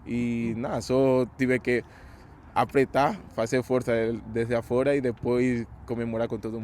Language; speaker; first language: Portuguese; non-native, fluent; Spanish